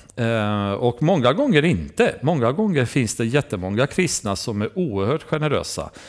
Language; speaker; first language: Swedish; non-native, fluent; Romanian